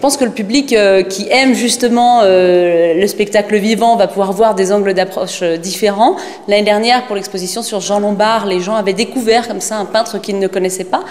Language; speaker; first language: French; native; French